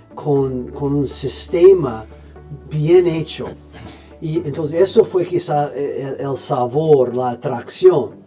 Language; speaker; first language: Spanish; non-native, fluent; English